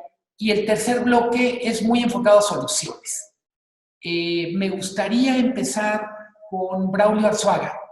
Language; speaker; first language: Spanish; native; Spanish